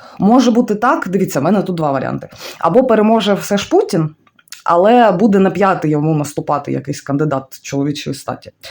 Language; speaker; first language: Ukrainian; non-native, local second language; Russian